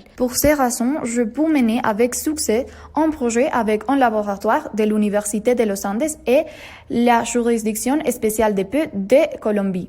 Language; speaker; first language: French; non-native, learner; Spanish